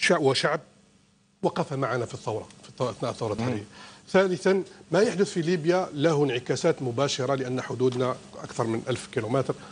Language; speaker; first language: Arabic; native; Arabic